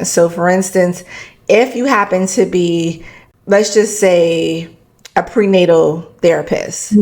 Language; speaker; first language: English; native; English